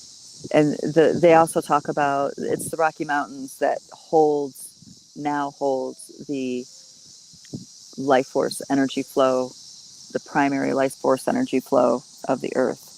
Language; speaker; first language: English; native; English